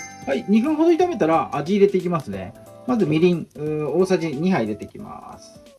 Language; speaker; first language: Japanese; native; Japanese